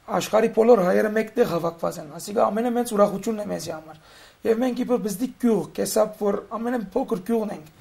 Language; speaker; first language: Armenian; early bilingual, heritage; Armenian